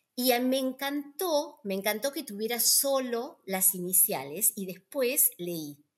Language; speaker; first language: Spanish; native; Spanish